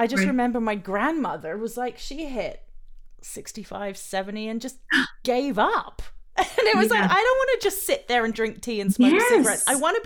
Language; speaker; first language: English; native; English